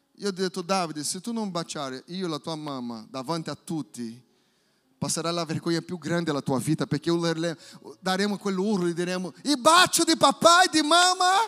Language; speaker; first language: Italian; non-native, fluent; Portuguese